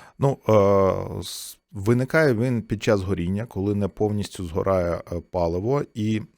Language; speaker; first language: Ukrainian; native; Ukrainian